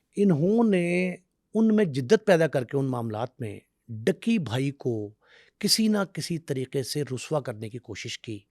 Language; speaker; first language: Urdu; non-native, local second language; Punjabi